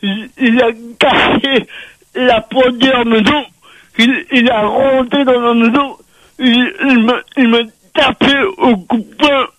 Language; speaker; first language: French; non-native, local second language; Réunion Creole French